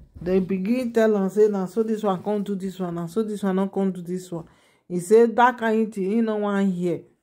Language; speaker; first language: Nigerian Pidgin; non-native, local second language; Yoruba